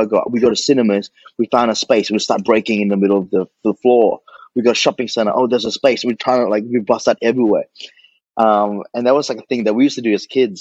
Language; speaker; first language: English; early bilingual, other home language; Indonesian